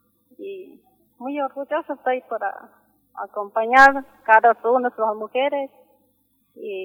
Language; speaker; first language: Spanish; non-native, local second language; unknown